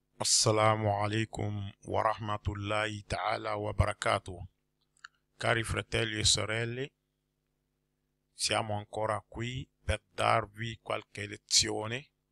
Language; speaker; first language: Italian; non-native, fluent; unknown